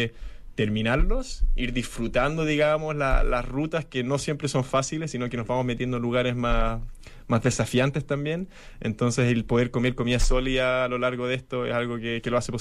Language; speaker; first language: Spanish; native; Spanish